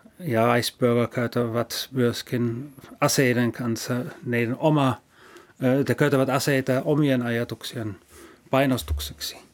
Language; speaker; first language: Finnish; non-native, fluent; German